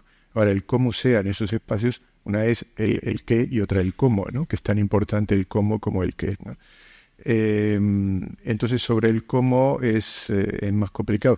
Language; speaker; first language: Spanish; native; Spanish